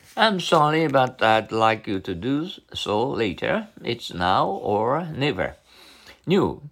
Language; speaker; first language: English; non-native, learner; Japanese